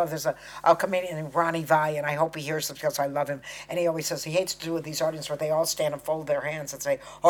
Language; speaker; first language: English; native; English